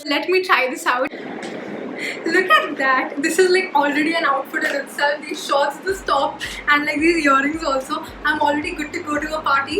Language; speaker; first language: English; non-native, local second language; Hindi